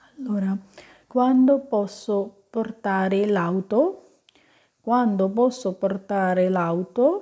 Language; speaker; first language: Italian; non-native, fluent; Punjabi